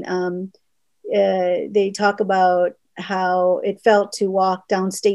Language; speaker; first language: English; early bilingual, other home language; Spanish